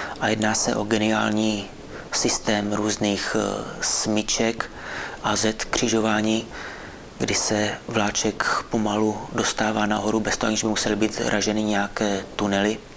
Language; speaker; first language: Czech; native; Czech